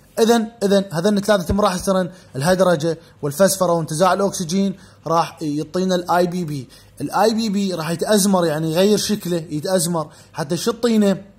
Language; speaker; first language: Arabic; native; Arabic